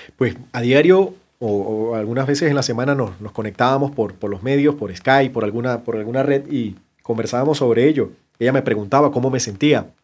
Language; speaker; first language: Spanish; native; Spanish